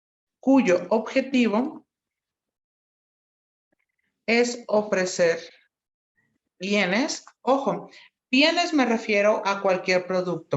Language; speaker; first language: Spanish; native; Spanish